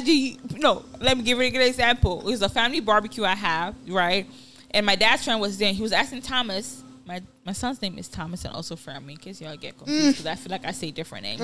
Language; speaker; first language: English; non-native, local second language; Yoruba